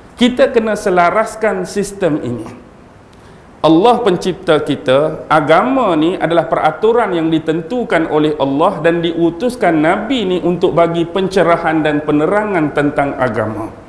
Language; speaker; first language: Malay; native; Malay